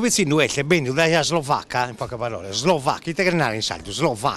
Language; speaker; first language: Italian; native; Italian